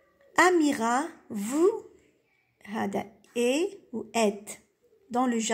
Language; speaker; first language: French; non-native, local second language; Arabic